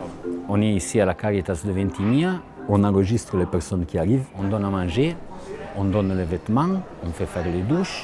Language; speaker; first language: French; non-native, fluent; Italian